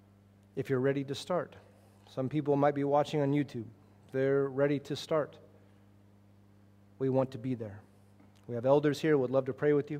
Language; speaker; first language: English; native; English